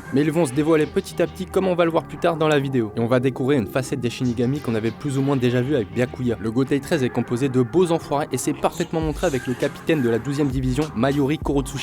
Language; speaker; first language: French; native; French